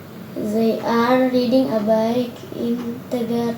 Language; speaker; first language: English; non-native, learner; Indonesian